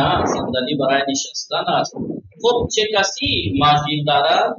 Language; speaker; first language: Persian; non-native, fluent; Urdu